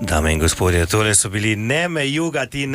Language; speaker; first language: Slovenian; native; Slovenian